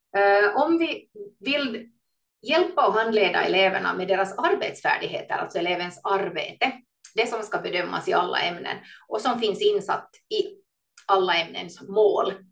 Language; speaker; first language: Swedish; native; Swedish